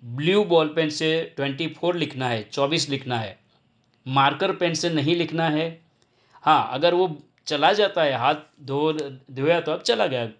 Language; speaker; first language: Hindi; non-native, local second language; Gujarati